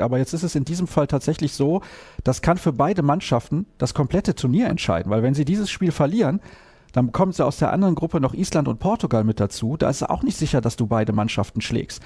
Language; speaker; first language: German; native; German